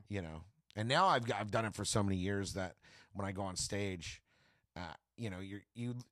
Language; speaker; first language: English; native; English